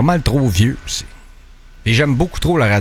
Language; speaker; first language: French; native; French